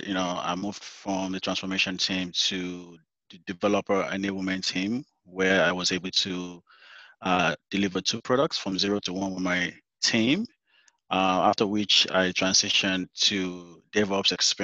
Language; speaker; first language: English; non-native, local second language; Yoruba